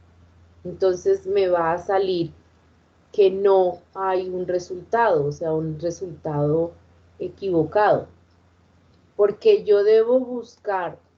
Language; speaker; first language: Spanish; native; Spanish